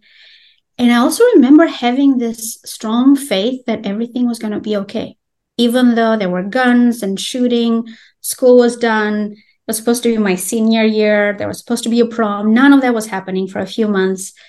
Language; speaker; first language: English; non-native, fluent; Albanian